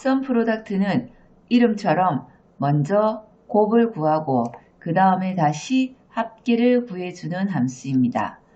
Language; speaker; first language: Korean; native; Korean